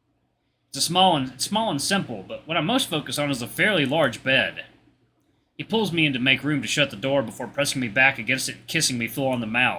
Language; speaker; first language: English; native; English